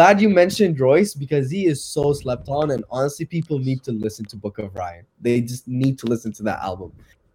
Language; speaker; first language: English; native; English